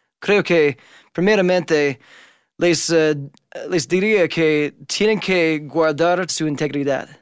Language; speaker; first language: Spanish; non-native, fluent; English